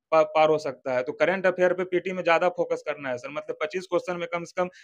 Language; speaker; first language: Hindi; native; Hindi